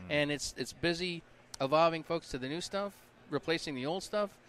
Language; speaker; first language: English; native; English